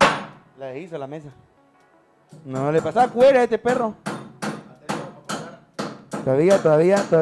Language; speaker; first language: Spanish; native; Spanish